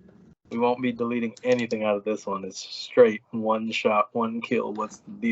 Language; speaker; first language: English; native; English